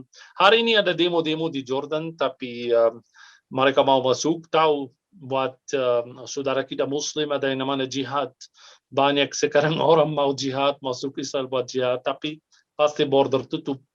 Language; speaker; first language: Indonesian; non-native, fluent; Arabic